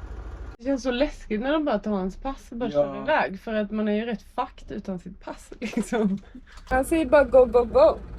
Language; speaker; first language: Swedish; native; Swedish